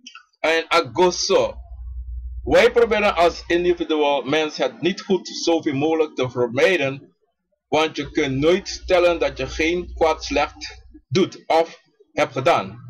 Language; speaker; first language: Dutch; non-native, local second language; Sranan Tongo